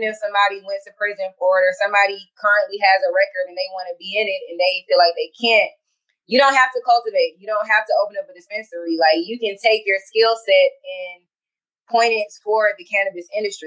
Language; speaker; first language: English; native; English